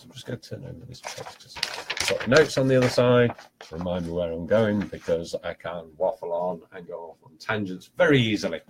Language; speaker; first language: English; native; English